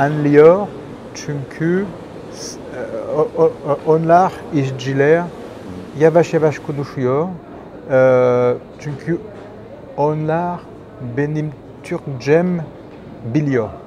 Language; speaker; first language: Turkish; non-native, learner; French